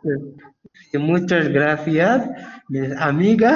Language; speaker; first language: Spanish; non-native, learner; Bangla